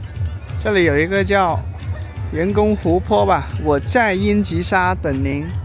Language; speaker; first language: Chinese; native; Chinese